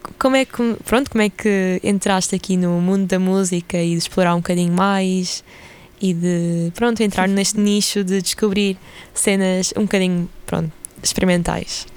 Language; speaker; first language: Portuguese; early bilingual, other home language; Ukrainian